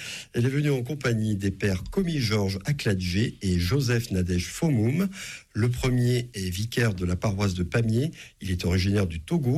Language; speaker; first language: French; native; French